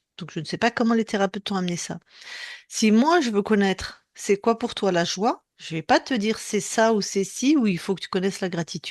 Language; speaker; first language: French; native; French